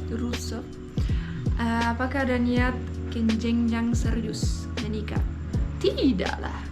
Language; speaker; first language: Indonesian; non-native, fluent; French